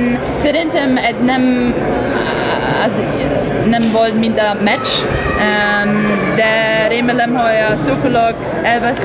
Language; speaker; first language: Hungarian; non-native, learner; German